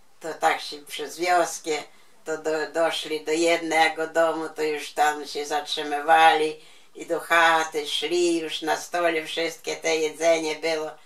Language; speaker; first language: Polish; non-native, local second language; Ukrainian